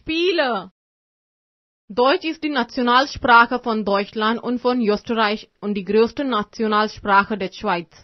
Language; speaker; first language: German; non-native, fluent; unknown